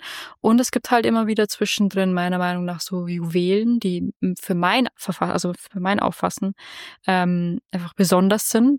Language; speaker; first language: German; native; German